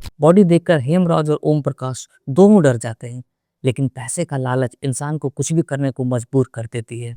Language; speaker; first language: Hindi; native; Hindi